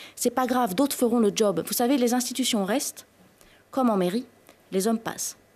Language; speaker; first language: French; native; French